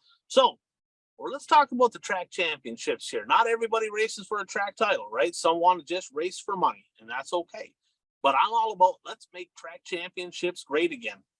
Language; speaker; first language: English; native; English